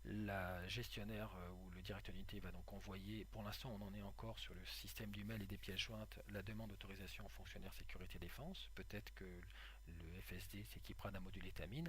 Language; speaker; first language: French; native; French